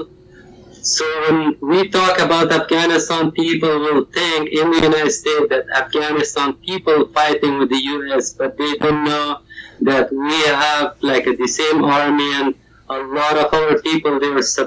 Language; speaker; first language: English; non-native, learner; Persian